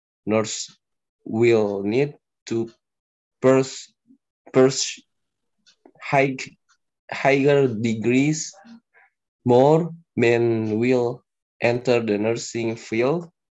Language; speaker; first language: English; non-native, learner; Indonesian